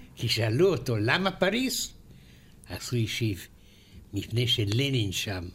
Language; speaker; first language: Hebrew; non-native, fluent; Romanian